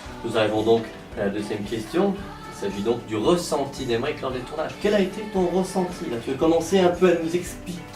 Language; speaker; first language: French; native; French